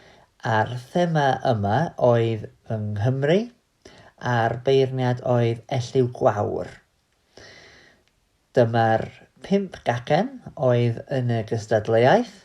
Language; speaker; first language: Welsh; native; Welsh